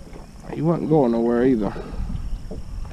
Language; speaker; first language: English; native; English